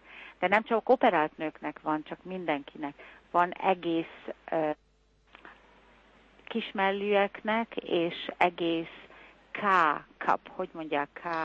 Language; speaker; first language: Hungarian; early bilingual, heritage; Hungarian